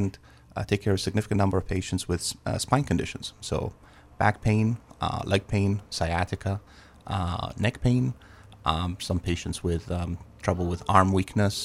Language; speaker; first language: English; native; English